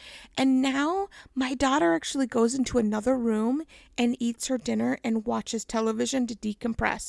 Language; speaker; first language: English; native; English